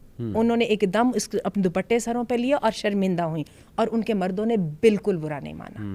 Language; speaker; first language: Urdu; native; Urdu